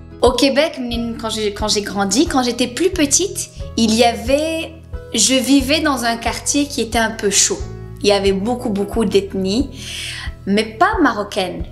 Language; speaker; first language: French; native; French